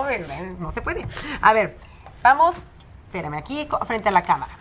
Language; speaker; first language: Spanish; native; Spanish